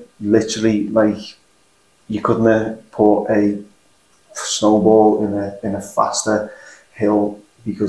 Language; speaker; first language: English; native; English